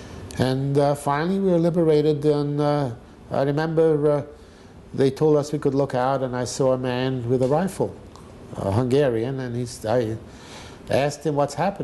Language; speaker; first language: English; non-native, fluent; Hungarian